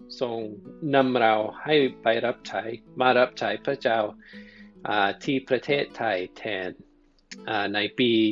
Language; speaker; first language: Thai; non-native, fluent; English